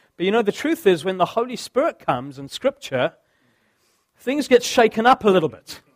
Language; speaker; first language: English; native; English